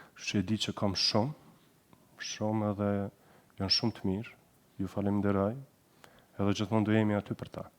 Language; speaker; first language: Albanian; native; Albanian